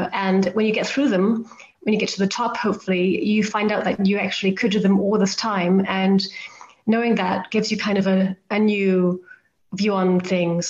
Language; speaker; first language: English; native; English